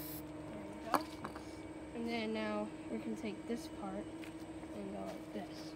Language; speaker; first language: English; native; English